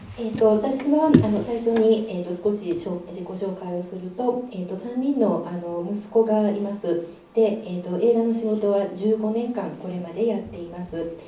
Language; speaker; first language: Japanese; native; Japanese